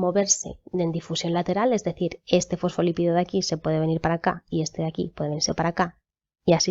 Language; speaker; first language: Spanish; native; Spanish